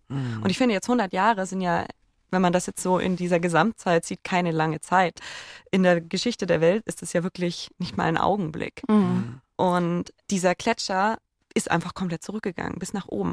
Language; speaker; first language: German; native; German